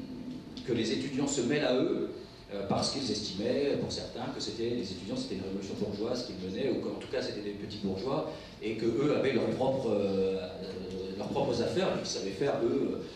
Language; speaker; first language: French; native; French